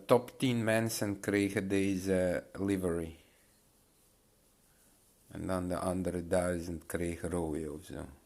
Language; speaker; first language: Dutch; non-native, local second language; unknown